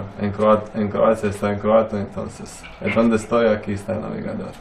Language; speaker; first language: Spanish; non-native, fluent; Croatian